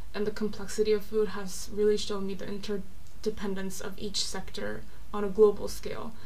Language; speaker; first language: English; non-native, fluent; Korean